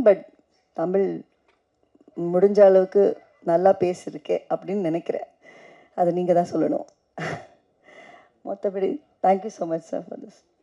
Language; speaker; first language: Tamil; non-native, fluent; Kannada